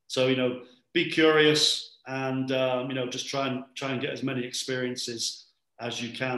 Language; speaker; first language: English; native; English